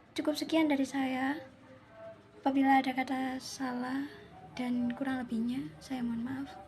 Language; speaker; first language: Indonesian; native; Indonesian